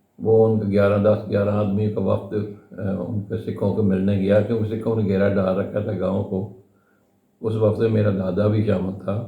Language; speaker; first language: Urdu; non-native, local second language; Punjabi